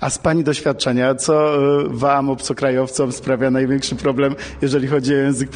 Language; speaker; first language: Polish; native; Polish